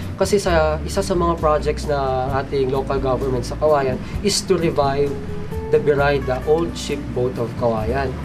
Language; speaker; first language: Filipino; non-native, local second language; Iloko